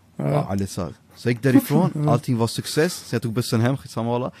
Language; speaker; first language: Swedish; early bilingual, other home language; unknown